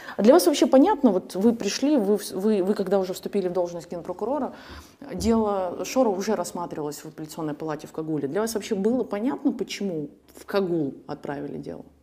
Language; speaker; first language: Russian; native; Russian